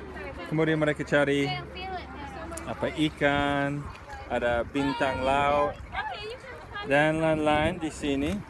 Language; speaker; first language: Indonesian; non-native, fluent; English